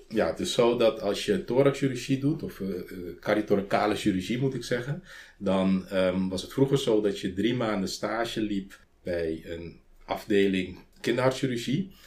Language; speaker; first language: Dutch; non-native, local second language; Papiamento